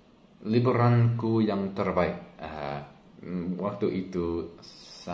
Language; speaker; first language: Indonesian; non-native, learner; English